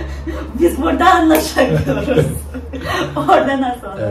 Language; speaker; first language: Turkish; non-native, fluent; Russian